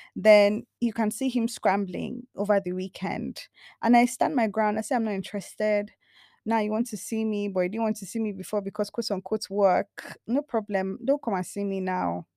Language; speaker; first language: English; non-native, local second language; Yoruba